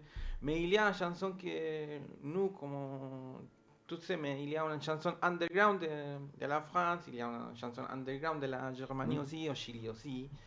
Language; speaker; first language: French; non-native, learner; Spanish